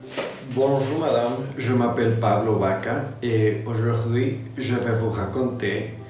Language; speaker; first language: French; non-native, learner; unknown